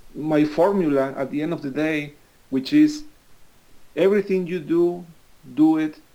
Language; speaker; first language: English; non-native, fluent; Spanish